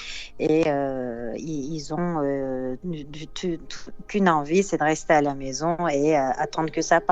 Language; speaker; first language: French; non-native, fluent; Turkish